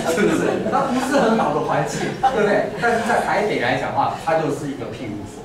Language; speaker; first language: Chinese; native; Chinese